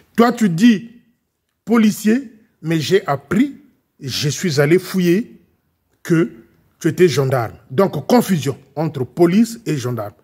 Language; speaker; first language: French; non-native, local second language; Lingala